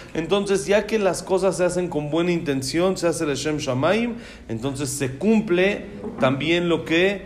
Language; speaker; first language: Spanish; native; Spanish